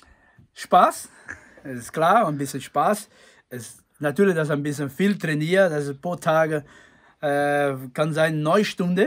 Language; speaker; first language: German; non-native, learner; Portuguese